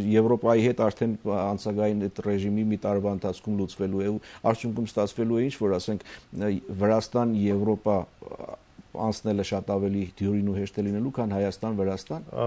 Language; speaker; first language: Armenian; native; Armenian